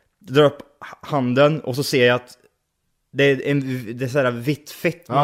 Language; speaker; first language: Swedish; native; Swedish